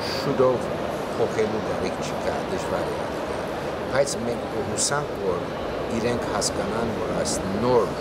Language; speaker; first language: Armenian; early bilingual, heritage; Armenian